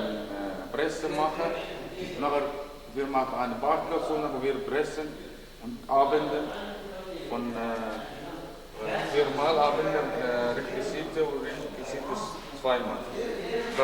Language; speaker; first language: German; non-native, learner; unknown